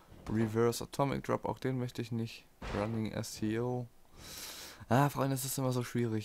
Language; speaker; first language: German; native; German